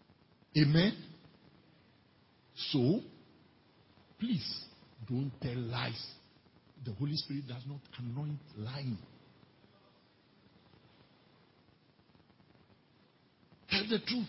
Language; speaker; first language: English; non-native, local second language; Ewe